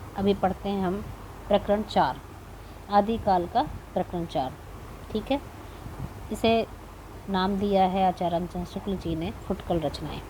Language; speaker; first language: Hindi; native; Hindi